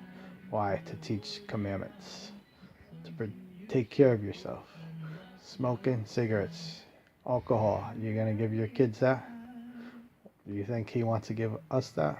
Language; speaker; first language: English; native; English